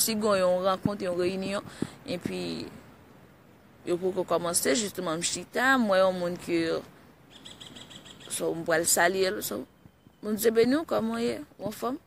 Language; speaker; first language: French; non-native, learner; Haitian Creole